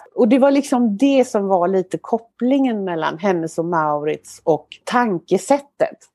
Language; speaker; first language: Swedish; native; Swedish